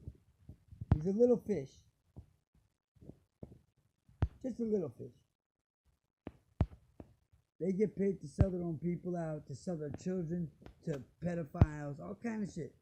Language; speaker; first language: English; native; English